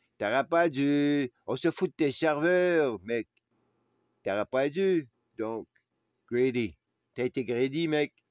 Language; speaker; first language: French; native; French